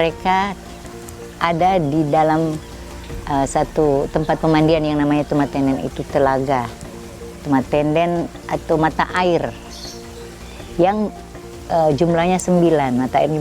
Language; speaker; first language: Indonesian; native; Indonesian